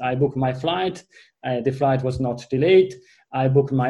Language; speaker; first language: English; non-native, fluent; Italian